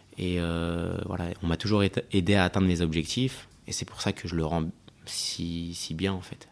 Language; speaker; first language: French; early bilingual, other home language; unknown